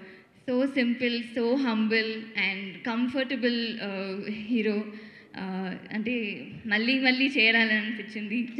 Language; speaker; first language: Telugu; non-native, learner; Tamil